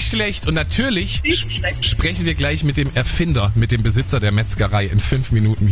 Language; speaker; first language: German; native; German